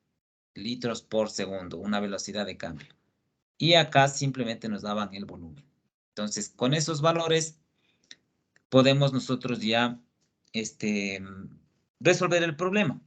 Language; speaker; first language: Spanish; native; Spanish